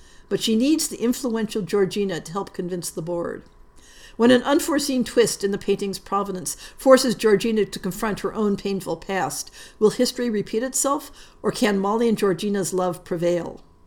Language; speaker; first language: English; native; English